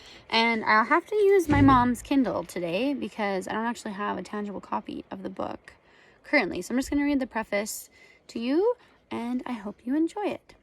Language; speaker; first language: English; native; English